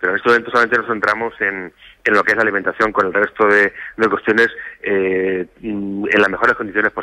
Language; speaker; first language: Spanish; native; Spanish